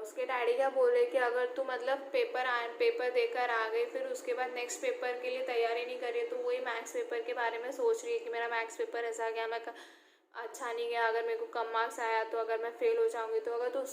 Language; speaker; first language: Hindi; non-native, local second language; Marathi